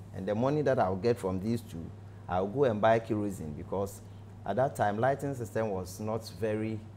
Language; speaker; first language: English; non-native, local second language; Akan